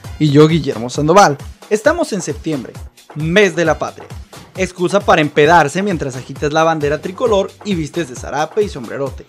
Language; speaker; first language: Spanish; native; Spanish